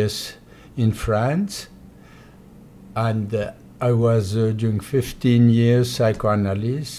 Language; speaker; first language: English; non-native, fluent; Polish